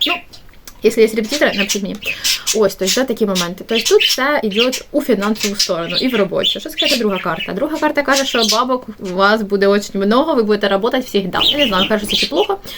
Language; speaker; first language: Ukrainian; native; Ukrainian